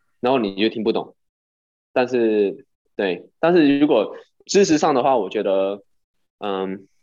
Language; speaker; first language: Chinese; non-native, local second language; Cantonese